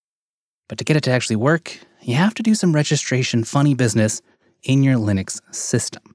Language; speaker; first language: English; native; English